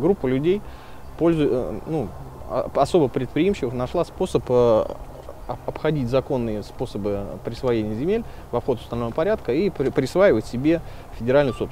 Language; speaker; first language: Russian; native; Russian